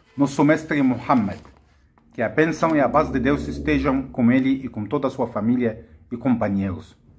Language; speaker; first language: Portuguese; non-native, fluent; Arabic